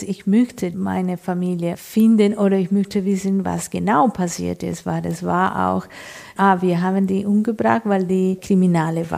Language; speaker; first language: German; non-native, fluent; Spanish